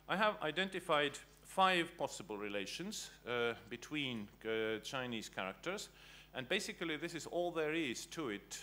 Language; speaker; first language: English; non-native, fluent; Estonian